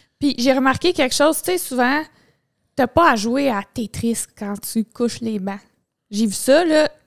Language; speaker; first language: French; native; French